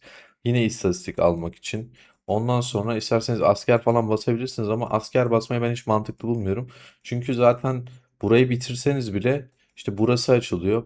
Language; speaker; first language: Turkish; native; Turkish